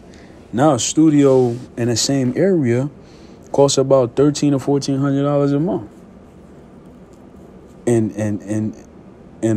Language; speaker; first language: English; native; English